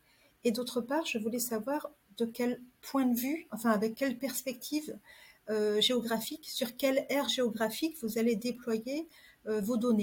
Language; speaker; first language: French; native; French